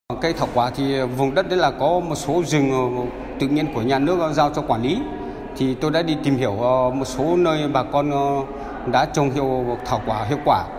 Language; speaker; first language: Vietnamese; non-native, local second language; Hmong